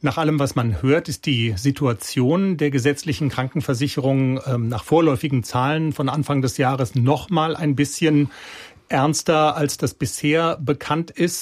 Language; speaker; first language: German; native; German